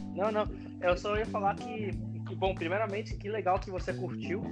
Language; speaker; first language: Portuguese; non-native, fluent; English